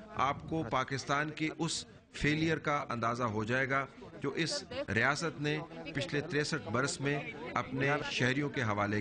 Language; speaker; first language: Urdu; native; Urdu